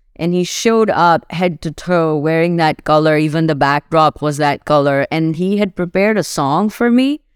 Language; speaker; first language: English; non-native, local second language; Urdu